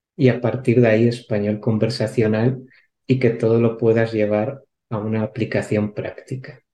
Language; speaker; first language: Spanish; native; Spanish